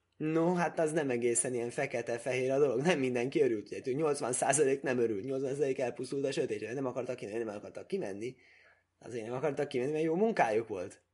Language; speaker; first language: Hungarian; early bilingual, heritage; Hungarian